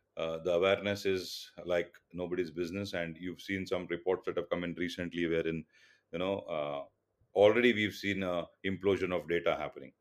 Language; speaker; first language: English; non-native, local second language; Tulu